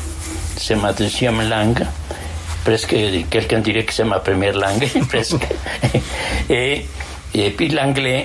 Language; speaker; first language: French; non-native, fluent; Spanish